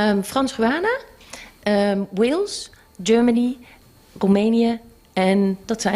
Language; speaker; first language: Dutch; non-native, local second language; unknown